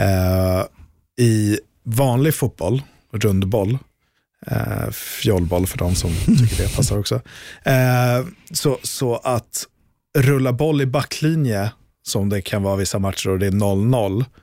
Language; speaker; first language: Swedish; native; Swedish